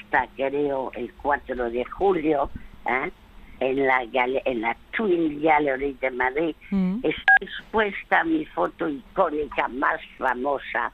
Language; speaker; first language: Spanish; early bilingual, other home language; French